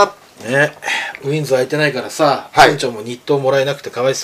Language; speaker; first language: Japanese; native; Japanese